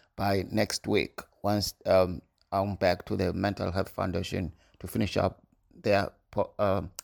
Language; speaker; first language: English; non-native, local second language; North Ndebele